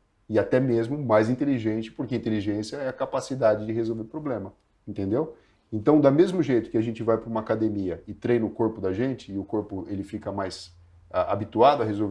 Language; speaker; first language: Portuguese; native; Portuguese